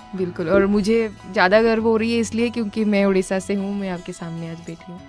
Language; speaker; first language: Hindi; non-native, local second language; Odia